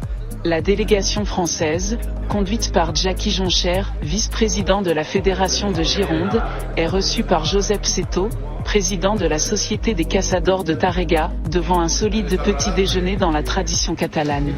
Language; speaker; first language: French; native; French